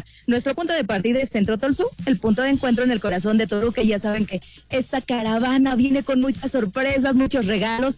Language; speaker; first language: Spanish; native; Spanish